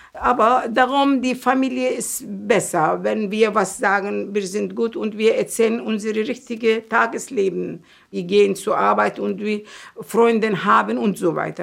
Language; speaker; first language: German; non-native, learner; Turkish